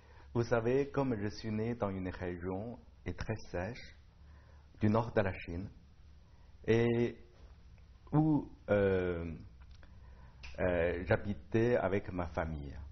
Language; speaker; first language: French; non-native, learner; Chinese